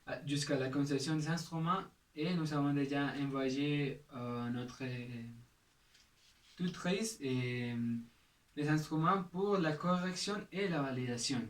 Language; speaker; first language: French; non-native, learner; Spanish